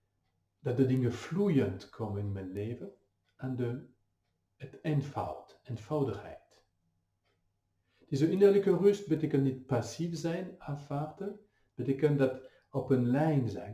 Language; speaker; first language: Dutch; non-native, fluent; French